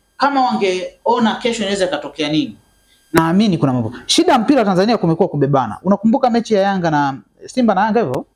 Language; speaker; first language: Swahili; native; Swahili